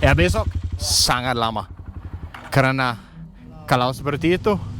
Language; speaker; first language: Indonesian; non-native, learner; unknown